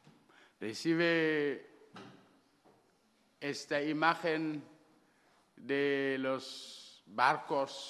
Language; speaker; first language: Spanish; non-native, learner; Wolof